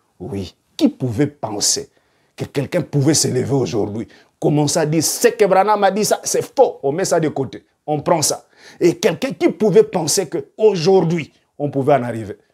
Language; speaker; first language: French; non-native, local second language; Lingala